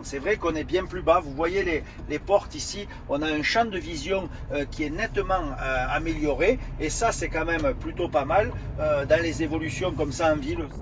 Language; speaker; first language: French; native; French